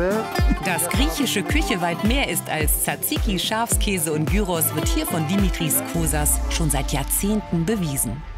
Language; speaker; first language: German; native; German